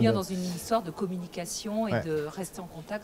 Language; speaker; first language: French; native; French